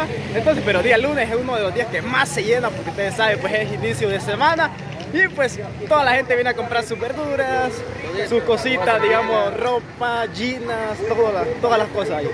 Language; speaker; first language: Spanish; native; Spanish